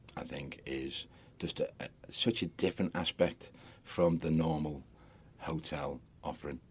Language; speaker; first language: English; native; English